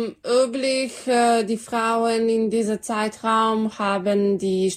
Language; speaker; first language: German; non-native, learner; Serbian